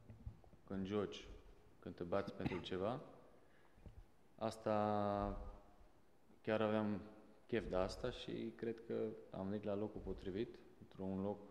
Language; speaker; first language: Romanian; non-native, fluent; Serbian